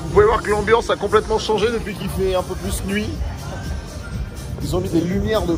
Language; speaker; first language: French; native; French